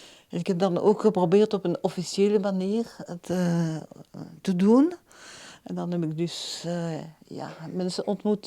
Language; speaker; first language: Dutch; non-native, local second language; French